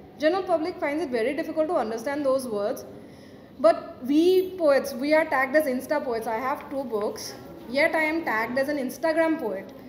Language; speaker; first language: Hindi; non-native, local second language; Assamese